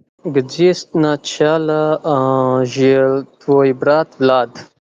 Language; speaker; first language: Russian; non-native, learner; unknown